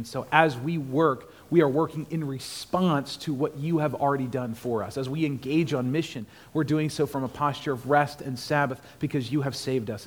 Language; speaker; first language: English; native; English